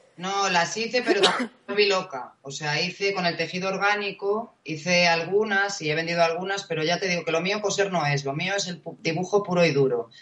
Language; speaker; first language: Spanish; native; Spanish